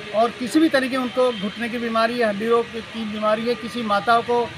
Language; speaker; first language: Hindi; native; Hindi